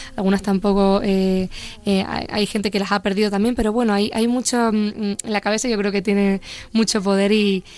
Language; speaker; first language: Spanish; native; Spanish